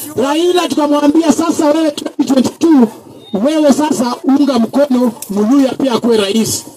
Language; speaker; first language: Swahili; non-native, local second language; Luyia